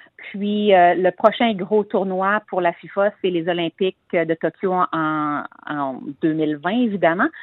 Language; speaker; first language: French; native; French